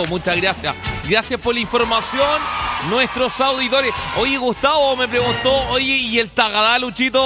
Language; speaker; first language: Spanish; native; Spanish